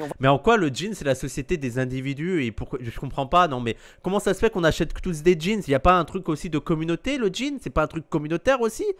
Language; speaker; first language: French; native; French